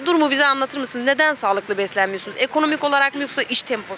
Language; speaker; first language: Turkish; native; Turkish